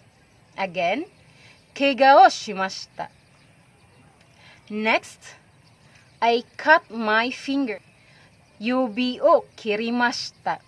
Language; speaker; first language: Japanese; non-native, fluent; Filipino